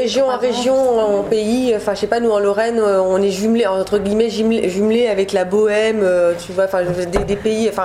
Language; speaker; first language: French; native; French